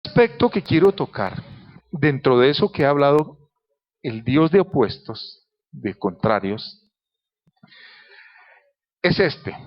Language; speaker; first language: Spanish; native; Spanish